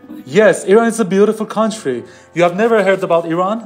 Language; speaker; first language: English; non-native, learner; Persian